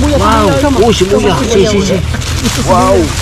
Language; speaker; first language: Spanish; non-native, learner; Filipino